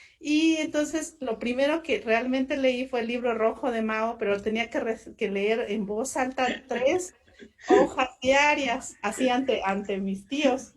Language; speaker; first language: Spanish; non-native, local second language; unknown